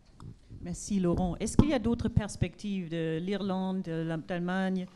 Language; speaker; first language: French; non-native, fluent; German